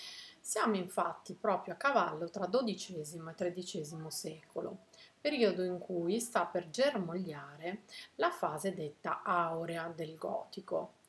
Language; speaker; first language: Italian; native; Italian